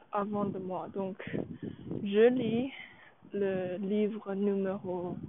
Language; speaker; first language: French; non-native, learner; Chinese